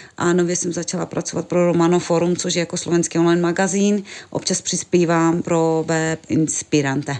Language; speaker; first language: Czech; non-native, local second language; Romany